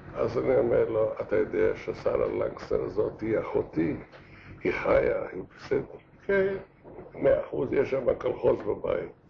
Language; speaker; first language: Hebrew; non-native, fluent; Yiddish